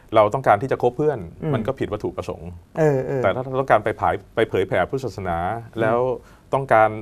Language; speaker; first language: Thai; native; Thai